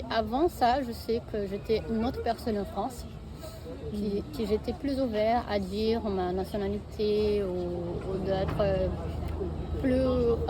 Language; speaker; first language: French; non-native, fluent; Portuguese